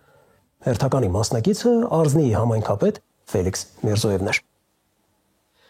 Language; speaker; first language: Armenian; native; Armenian